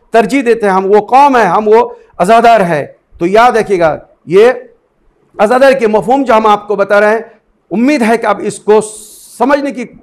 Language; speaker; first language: Hindi; native; Hindi